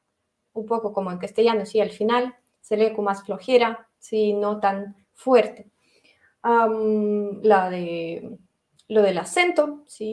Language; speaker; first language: Spanish; non-native, fluent; Russian